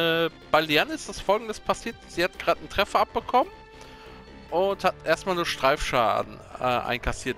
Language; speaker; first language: German; native; German